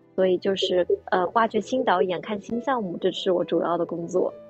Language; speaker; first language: Chinese; native; Chinese